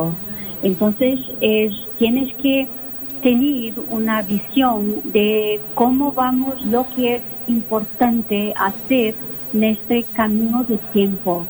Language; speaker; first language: Spanish; non-native, local second language; Portuguese